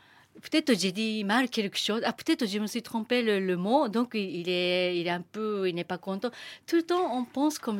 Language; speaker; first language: French; non-native, learner; Japanese